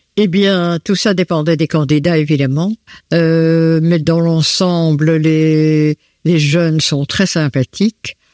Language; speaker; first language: French; native; French